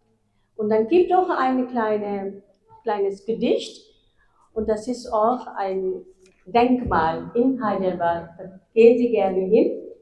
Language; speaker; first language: German; non-native, fluent; Urdu